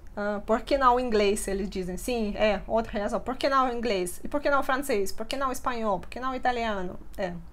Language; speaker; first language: Portuguese; non-native, fluent; Russian